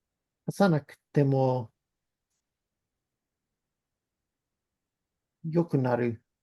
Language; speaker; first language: Japanese; non-native, learner; English